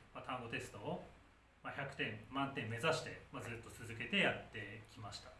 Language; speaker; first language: Japanese; native; Japanese